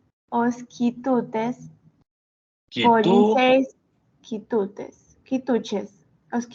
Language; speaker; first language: Portuguese; non-native, learner; Spanish